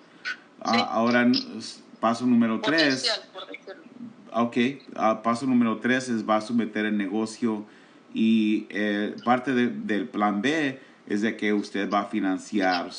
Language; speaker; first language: Spanish; early bilingual, heritage; Spanish